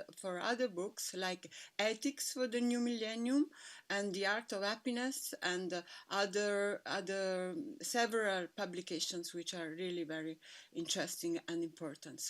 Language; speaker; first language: English; non-native, fluent; Italian